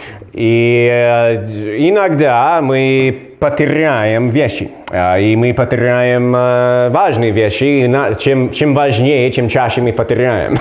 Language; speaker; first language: Russian; non-native, learner; English